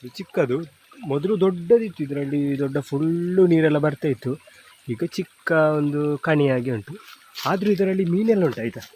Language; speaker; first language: Kannada; non-native, local second language; Tulu